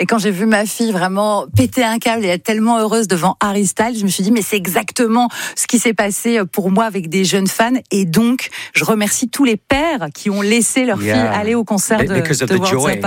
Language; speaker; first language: French; native; French